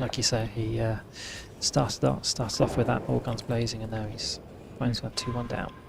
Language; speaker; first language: English; native; English